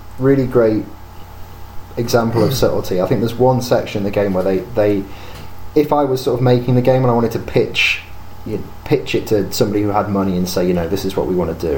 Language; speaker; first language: English; native; English